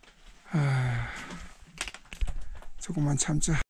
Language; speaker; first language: Korean; native; Korean